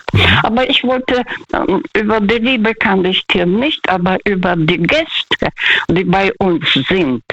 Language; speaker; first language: German; non-native, fluent; Russian